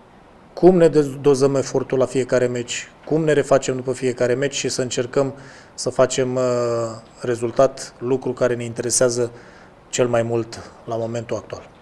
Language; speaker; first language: Romanian; native; Romanian